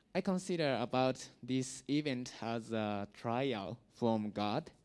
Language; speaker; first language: English; non-native, learner; Japanese